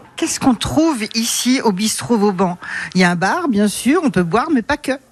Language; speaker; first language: French; native; French